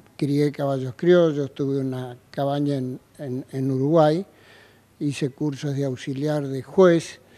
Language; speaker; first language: Spanish; native; Spanish